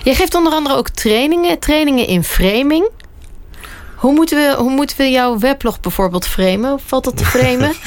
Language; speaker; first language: Dutch; native; Dutch